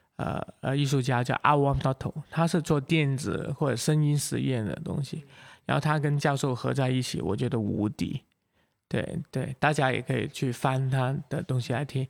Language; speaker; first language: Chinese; non-native, local second language; Cantonese